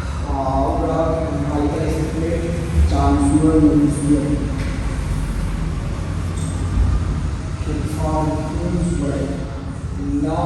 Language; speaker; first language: Vietnamese; non-native, learner; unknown